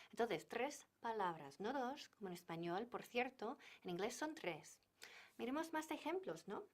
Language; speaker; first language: Spanish; non-native, fluent; English